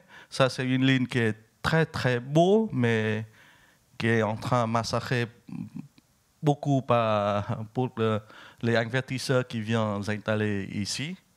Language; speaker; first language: French; non-native, fluent; Vietnamese